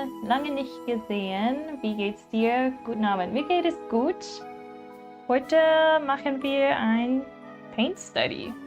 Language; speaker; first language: German; non-native, learner; English